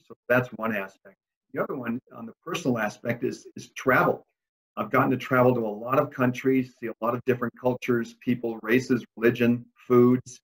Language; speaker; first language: English; early bilingual, other home language; Spanish